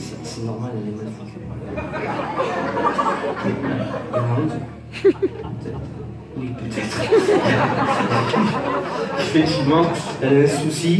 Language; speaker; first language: French; native; French